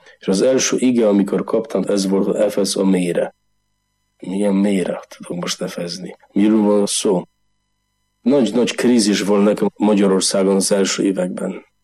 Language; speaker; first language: Hungarian; non-native, learner; Polish